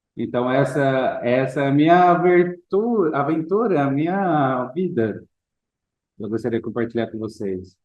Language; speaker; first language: Portuguese; non-native, fluent; English